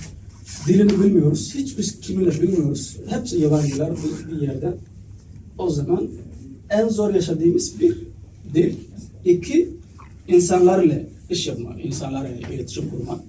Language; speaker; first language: Turkish; non-native, learner; Somali